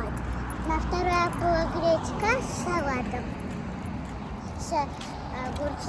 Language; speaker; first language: Russian; early bilingual, other home language; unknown